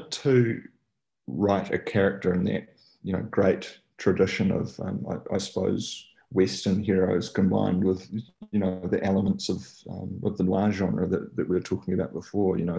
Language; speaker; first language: English; native; English